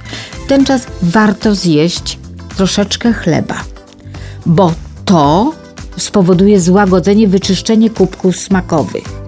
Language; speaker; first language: Polish; native; Polish